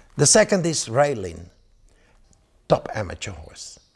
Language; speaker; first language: English; non-native, fluent; Dutch